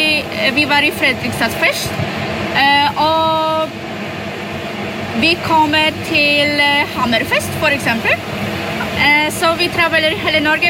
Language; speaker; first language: Norwegian; non-native, learner; Polish